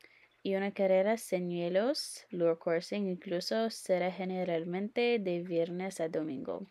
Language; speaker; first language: Spanish; non-native, learner; English